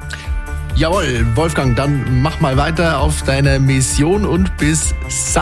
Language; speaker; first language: German; native; German